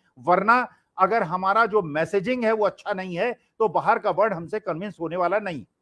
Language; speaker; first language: Hindi; native; Hindi